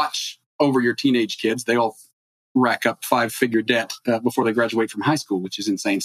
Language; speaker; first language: English; native; English